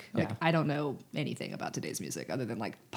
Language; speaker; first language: English; native; English